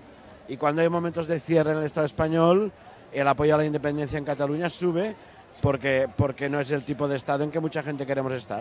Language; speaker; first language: Spanish; non-native, local second language; Catalan